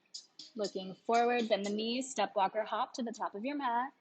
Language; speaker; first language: English; native; English